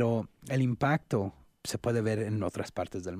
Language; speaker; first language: Spanish; native; Spanish